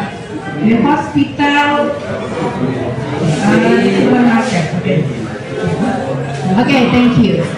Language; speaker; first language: English; non-native, learner; Indonesian